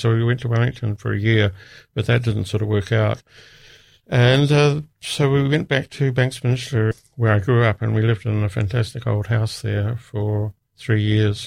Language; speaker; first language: English; native; English